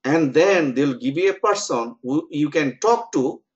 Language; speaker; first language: English; non-native, local second language; Bangla